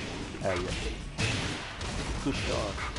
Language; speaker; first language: English; non-native, learner; Italian